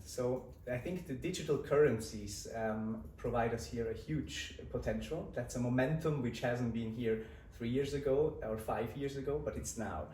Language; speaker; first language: English; non-native, fluent; Swiss German